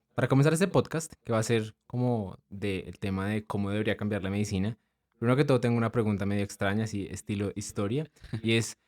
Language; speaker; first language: Spanish; native; Spanish